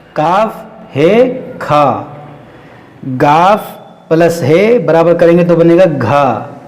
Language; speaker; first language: Hindi; native; Hindi